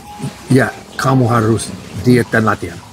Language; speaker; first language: Indonesian; non-native, fluent; English